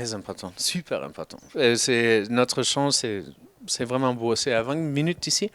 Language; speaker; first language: French; non-native, fluent; German